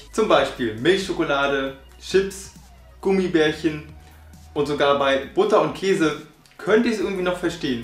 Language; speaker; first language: German; native; German